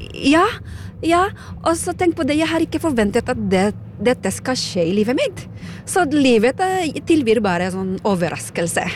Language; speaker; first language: Norwegian; non-native, fluent; Filipino